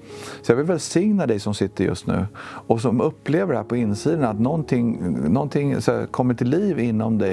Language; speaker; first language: Swedish; native; Swedish